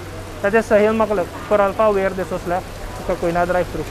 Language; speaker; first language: Dutch; non-native, local second language; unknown